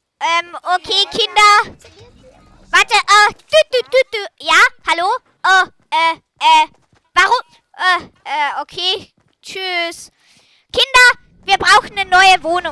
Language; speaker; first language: German; native; German